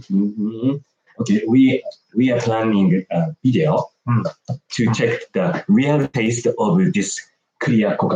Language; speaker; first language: English; non-native, learner; Japanese